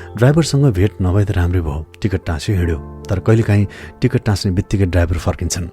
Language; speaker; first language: Nepali; native; Nepali